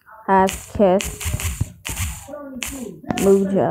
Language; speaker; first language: English; native; English